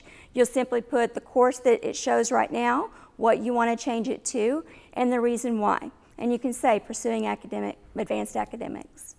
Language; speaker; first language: English; native; English